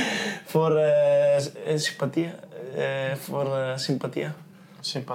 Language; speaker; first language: English; non-native, learner; Italian